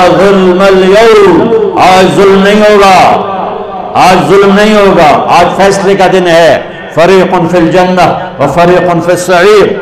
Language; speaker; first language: Urdu; non-native, local second language; Punjabi